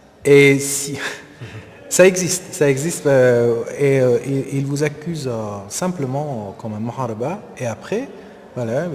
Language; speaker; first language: French; non-native, learner; Persian